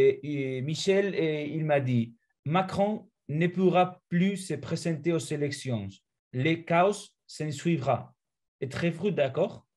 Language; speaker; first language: French; non-native, fluent; Spanish